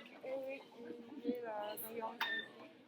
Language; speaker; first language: French; non-native, learner; Chinese